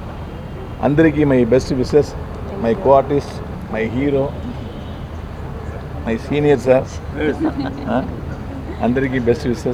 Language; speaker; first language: Telugu; non-native, learner; Tamil